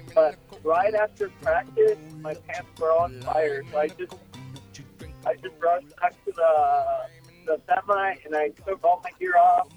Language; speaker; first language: English; non-native, fluent; Spanish